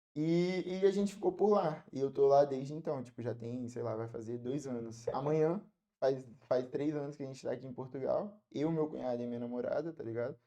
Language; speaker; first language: Portuguese; native; Portuguese